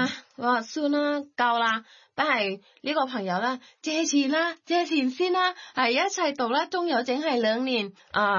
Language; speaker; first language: Cantonese; non-native, learner; Thai